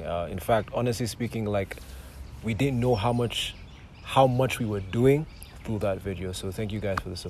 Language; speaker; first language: English; non-native, local second language; Yoruba